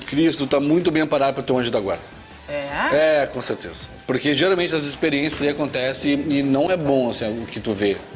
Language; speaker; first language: Portuguese; native; Portuguese